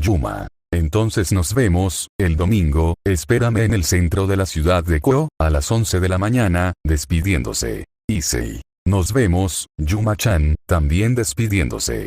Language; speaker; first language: Spanish; native; Spanish